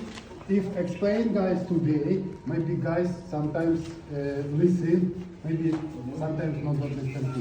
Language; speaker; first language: English; non-native, learner; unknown